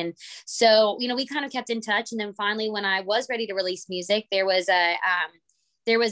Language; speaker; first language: English; native; English